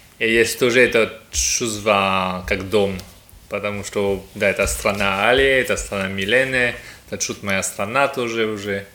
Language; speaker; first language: Russian; non-native, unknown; French